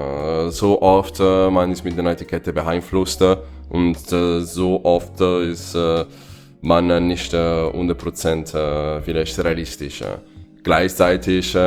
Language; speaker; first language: German; non-native, fluent; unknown